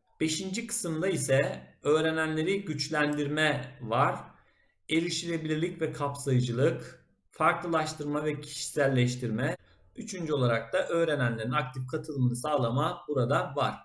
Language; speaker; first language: Turkish; native; Turkish